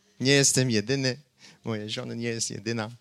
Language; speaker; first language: Polish; non-native, fluent; English